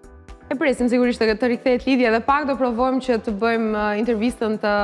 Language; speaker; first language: Albanian; native; Albanian